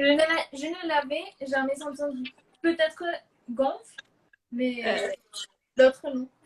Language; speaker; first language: French; non-native, fluent; Spanish